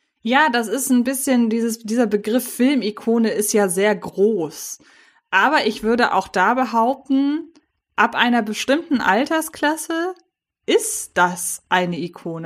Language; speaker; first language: German; native; German